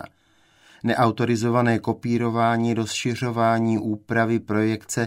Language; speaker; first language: Czech; native; Czech